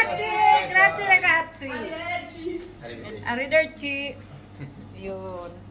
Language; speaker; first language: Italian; non-native, learner; Filipino